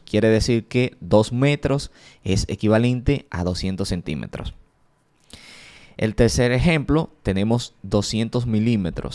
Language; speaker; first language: Spanish; native; Spanish